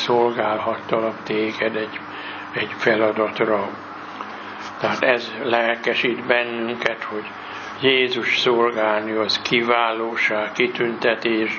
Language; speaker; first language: Hungarian; native; Hungarian